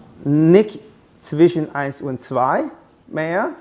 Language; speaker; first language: German; non-native, fluent; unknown